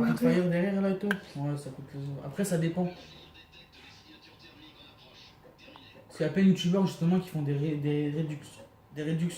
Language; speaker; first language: French; native; French